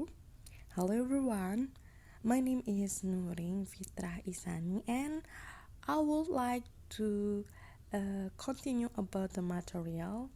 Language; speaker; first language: English; non-native, learner; Indonesian